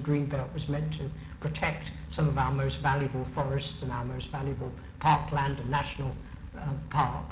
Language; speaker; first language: English; native; English